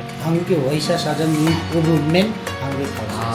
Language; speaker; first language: Korean; non-native, learner; Nepali